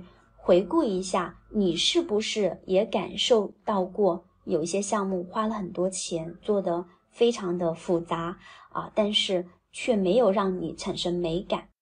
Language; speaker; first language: Chinese; native; Chinese